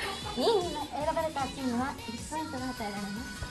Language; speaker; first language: Japanese; native; Japanese